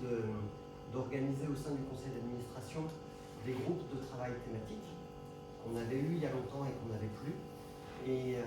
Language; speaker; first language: French; native; French